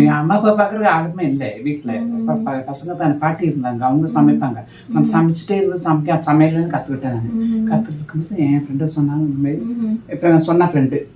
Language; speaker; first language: Tamil; non-native, local second language; Malayalam